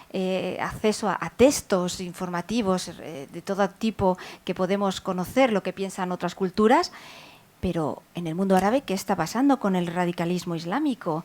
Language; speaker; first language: Spanish; native; Spanish